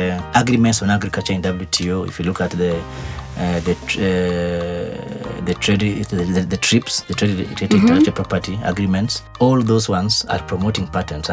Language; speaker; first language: English; non-native, local second language; Luo (Kenya and Tanzania)